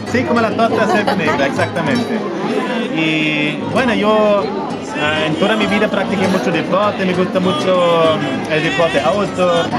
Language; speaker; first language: Spanish; non-native, fluent; German